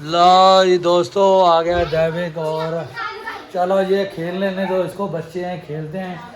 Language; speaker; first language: Hindi; non-native, local second language; Punjabi